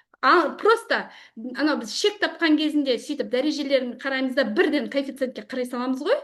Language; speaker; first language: Kazakh; native; Kazakh